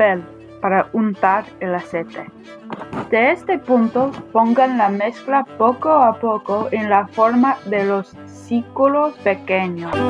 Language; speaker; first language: Spanish; non-native, learner; English